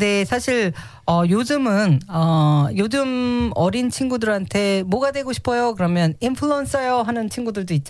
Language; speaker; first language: Korean; native; Korean